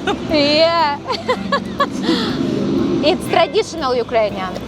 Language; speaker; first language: English; non-native, learner; Russian